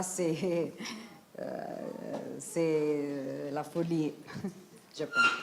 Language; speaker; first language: French; non-native, fluent; Italian